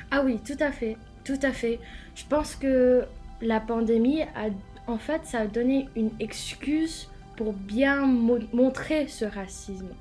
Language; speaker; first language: French; non-native, fluent; English